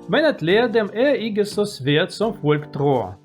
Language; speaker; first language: Danish; non-native, learner; Russian